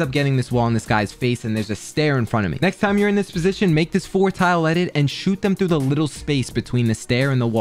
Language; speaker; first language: English; native; English